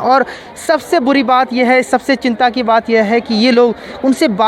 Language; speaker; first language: Hindi; native; Hindi